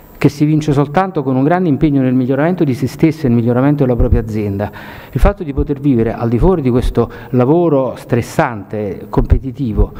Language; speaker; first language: Italian; native; Italian